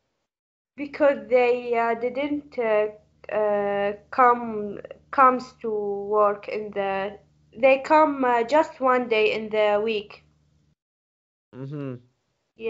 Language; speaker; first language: English; non-native, learner; Arabic